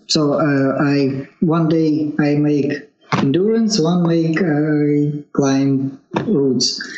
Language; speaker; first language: English; non-native, learner; Russian